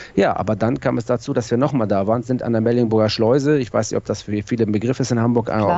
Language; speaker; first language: German; native; German